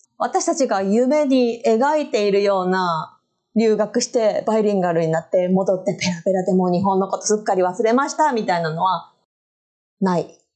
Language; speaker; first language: Japanese; native; Japanese